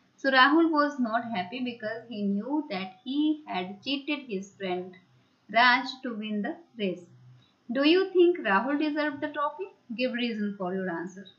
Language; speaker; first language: English; non-native, local second language; Hindi